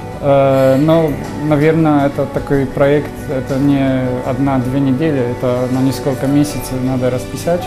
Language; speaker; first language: Russian; non-native, learner; Polish